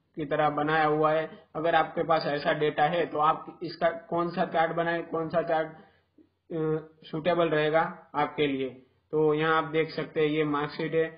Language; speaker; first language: Hindi; non-native, local second language; Gujarati